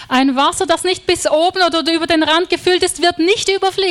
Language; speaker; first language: German; native; German